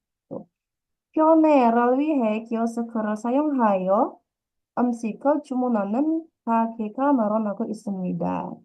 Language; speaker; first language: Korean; non-native, fluent; Indonesian